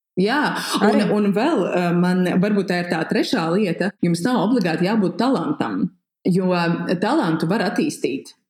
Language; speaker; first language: Latvian; native; Latvian